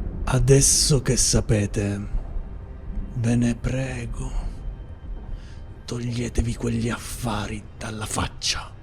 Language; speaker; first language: Italian; native; Italian